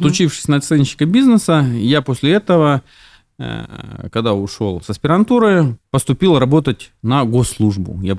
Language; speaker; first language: Russian; native; Russian